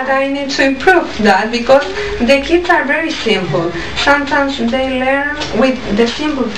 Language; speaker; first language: English; non-native, learner; Spanish